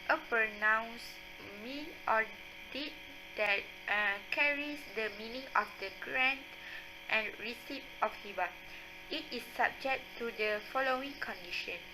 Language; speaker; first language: English; non-native, local second language; Malay